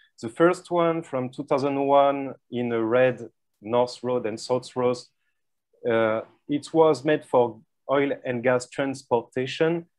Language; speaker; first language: English; non-native, fluent; French